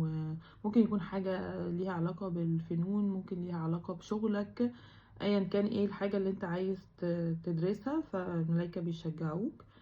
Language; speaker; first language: Arabic; native; Arabic